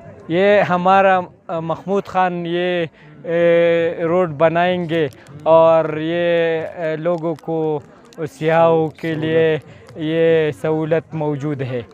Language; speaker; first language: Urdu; non-native, local second language; Pashto